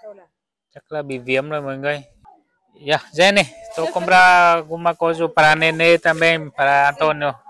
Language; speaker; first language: Portuguese; non-native, learner; Vietnamese